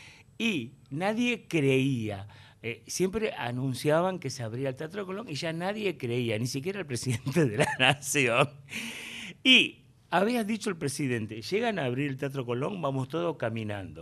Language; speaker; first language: Spanish; native; Spanish